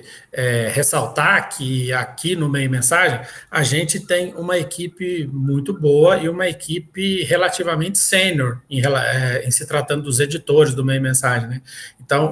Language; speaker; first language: Portuguese; native; Portuguese